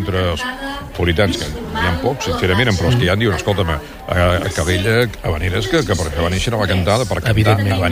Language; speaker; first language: Catalan; native; Catalan